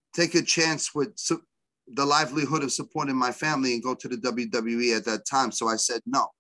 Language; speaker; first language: English; native; English